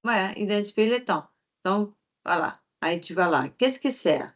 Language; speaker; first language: French; non-native, fluent; Portuguese